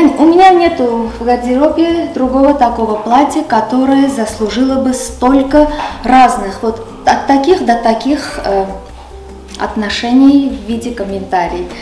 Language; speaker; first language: Russian; non-native, local second language; Armenian